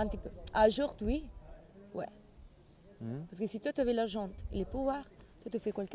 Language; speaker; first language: French; non-native, learner; Italian